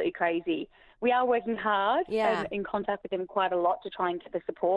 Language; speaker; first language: English; native; English